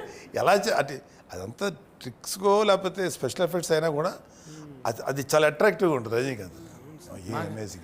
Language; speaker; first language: Telugu; native; Telugu